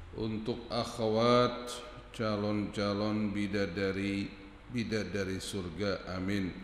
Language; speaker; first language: Indonesian; native; Indonesian